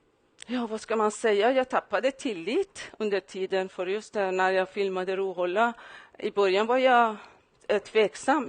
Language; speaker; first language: Swedish; non-native, fluent; Persian